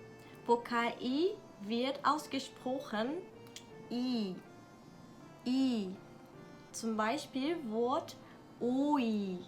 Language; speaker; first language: German; non-native, learner; Korean